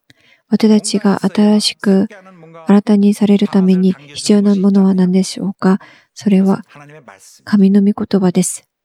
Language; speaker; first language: Japanese; non-native, fluent; Korean